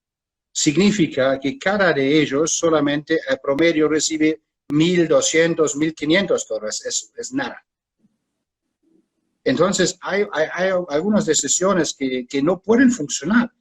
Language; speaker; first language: Spanish; non-native, fluent; German